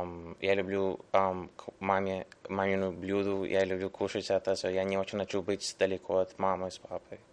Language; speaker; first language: Russian; early bilingual, heritage; English